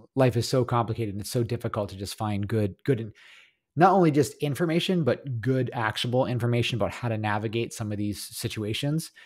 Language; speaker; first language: English; native; English